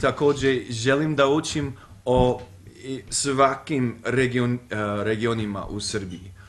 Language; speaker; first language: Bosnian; non-native, fluent; English